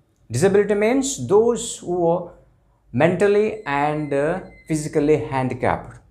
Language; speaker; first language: English; non-native, local second language; Telugu